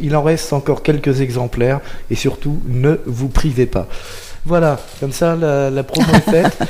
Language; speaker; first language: French; native; French